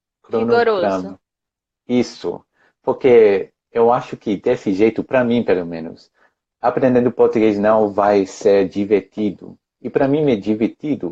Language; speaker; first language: Portuguese; non-native, fluent; English